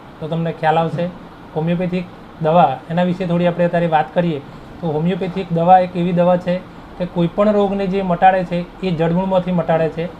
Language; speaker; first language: Gujarati; native; Gujarati